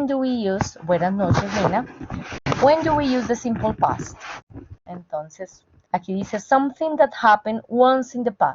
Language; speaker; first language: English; non-native, fluent; Spanish